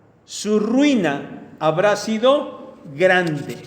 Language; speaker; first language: Spanish; native; Spanish